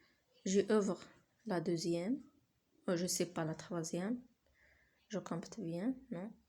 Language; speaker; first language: French; non-native, learner; Arabic